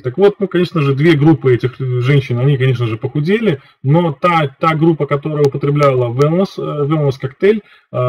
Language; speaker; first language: Russian; native; Russian